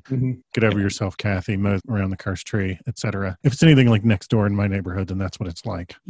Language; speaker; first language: English; native; English